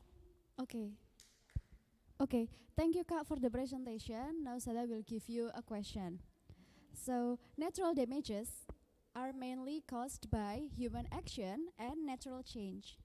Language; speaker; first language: English; non-native, learner; Indonesian